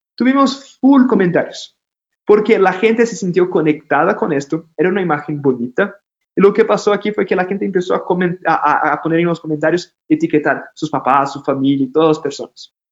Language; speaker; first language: Spanish; non-native, fluent; Portuguese